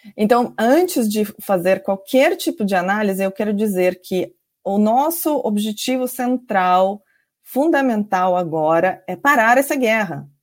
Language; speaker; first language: Portuguese; non-native, fluent; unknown